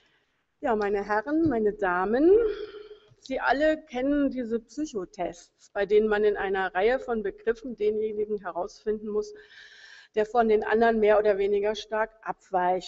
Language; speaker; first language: German; native; German